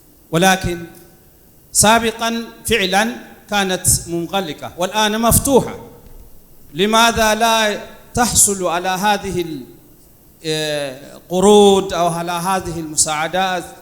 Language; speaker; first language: Arabic; non-native, fluent; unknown